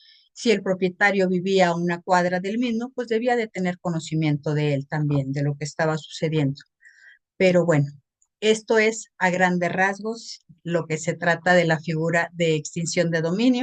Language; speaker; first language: Spanish; native; Spanish